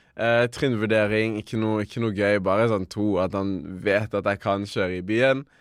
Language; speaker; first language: Norwegian; native; Norwegian